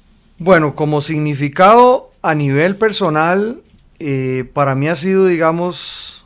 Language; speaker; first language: Spanish; native; Spanish